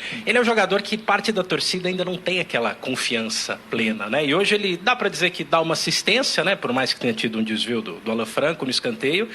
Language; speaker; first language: Portuguese; native; Portuguese